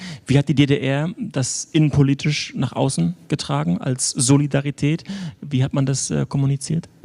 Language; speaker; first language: German; native; German